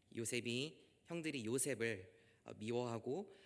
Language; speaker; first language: Korean; native; Korean